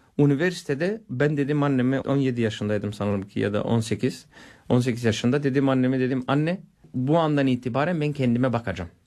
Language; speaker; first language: Turkish; non-native, fluent; Bulgarian